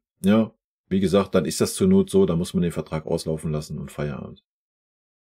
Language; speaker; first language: German; native; German